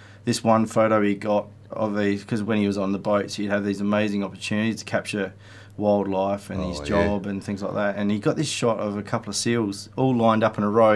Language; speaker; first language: English; native; English